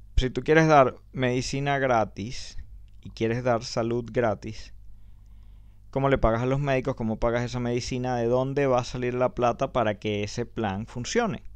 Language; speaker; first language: Spanish; native; Spanish